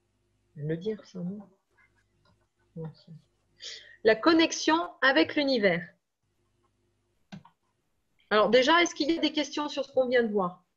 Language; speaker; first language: French; native; French